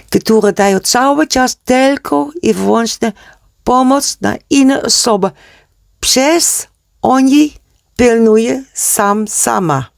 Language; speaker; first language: Polish; non-native, learner; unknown